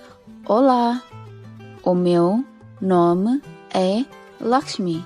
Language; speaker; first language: Portuguese; non-native, fluent; Nepali